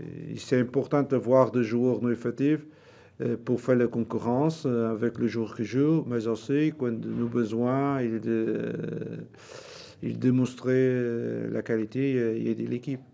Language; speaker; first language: French; non-native, learner; Portuguese